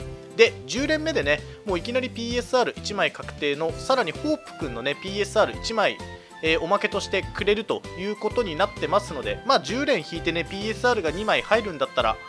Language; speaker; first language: Japanese; native; Japanese